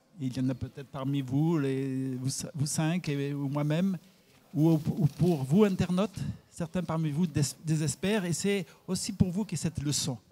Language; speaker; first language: French; native; French